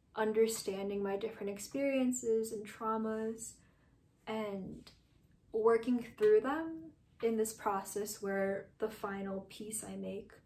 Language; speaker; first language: English; native; English